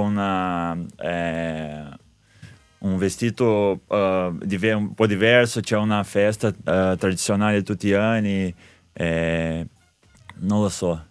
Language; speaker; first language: Italian; non-native, fluent; Portuguese